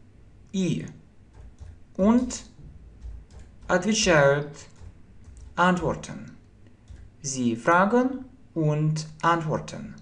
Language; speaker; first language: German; non-native, fluent; Russian